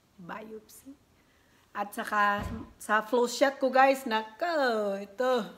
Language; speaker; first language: Filipino; non-native, local second language; Cebuano